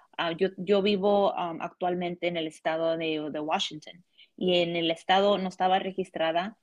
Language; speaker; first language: Spanish; early bilingual, heritage; Spanish